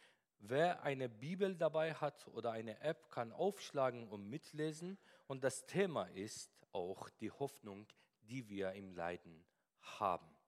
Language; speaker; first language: German; non-native, fluent; Persian